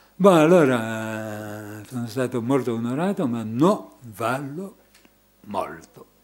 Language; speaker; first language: Italian; non-native, fluent; French